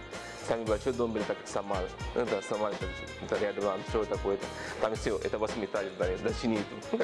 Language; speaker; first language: Russian; non-native, learner; Tamil